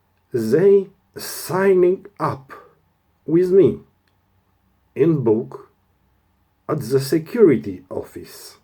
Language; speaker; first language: English; non-native, learner; Romanian